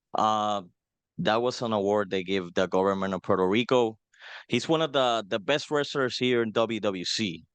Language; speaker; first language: English; non-native, fluent; Spanish